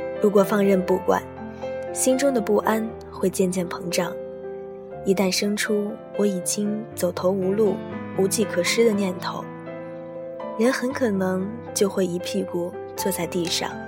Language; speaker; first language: Chinese; native; Chinese